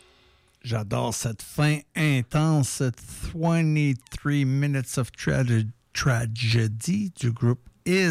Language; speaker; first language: French; native; French